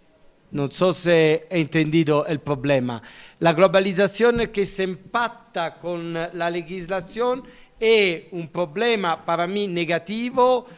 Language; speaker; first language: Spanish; non-native, learner; Italian